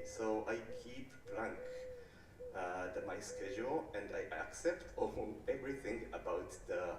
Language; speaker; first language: English; non-native, learner; Japanese